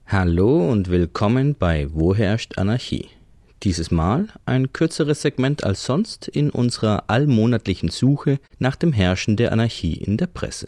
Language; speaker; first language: German; native; German